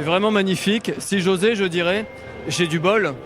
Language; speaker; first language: French; native; French